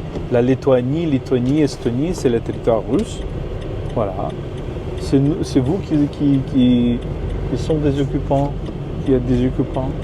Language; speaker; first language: French; non-native, fluent; Ukrainian